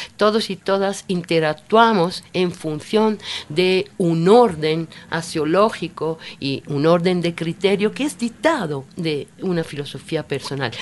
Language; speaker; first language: Spanish; non-native, fluent; Italian